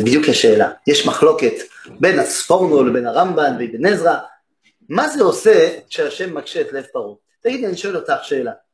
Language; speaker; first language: Hebrew; non-native, fluent; French